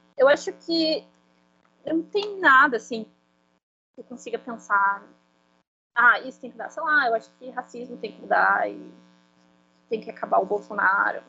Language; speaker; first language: Portuguese; non-native, fluent; Spanish